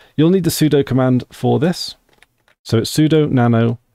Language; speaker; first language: English; native; English